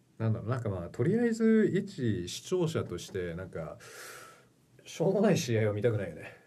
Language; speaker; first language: Japanese; early bilingual, heritage; Japanese